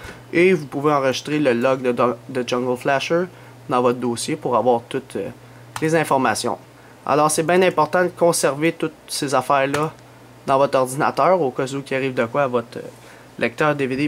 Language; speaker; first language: French; native; French